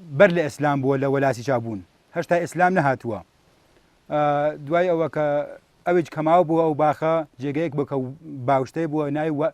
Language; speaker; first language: Central Kurdish; non-native, local second language; Gurani